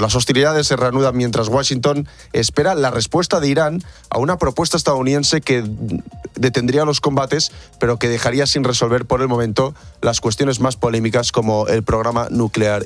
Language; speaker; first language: Spanish; native; Spanish